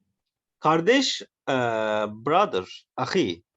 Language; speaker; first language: English; non-native, learner; Turkish